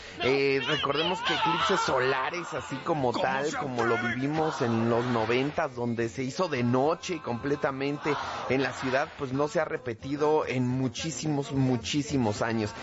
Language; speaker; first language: Spanish; native; Spanish